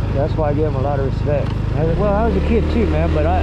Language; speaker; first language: English; native; English